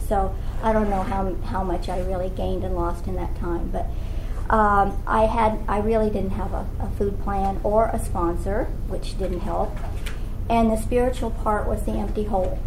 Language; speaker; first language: English; native; English